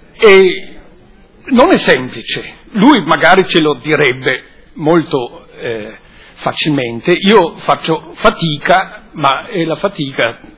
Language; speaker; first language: Italian; non-native, fluent; German